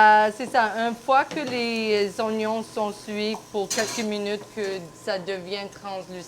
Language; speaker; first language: French; non-native, local second language; English